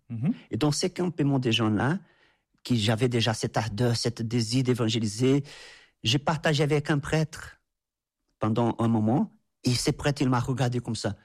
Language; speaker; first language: French; non-native, fluent; Portuguese